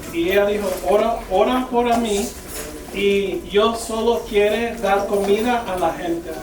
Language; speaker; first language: Spanish; early bilingual, heritage; English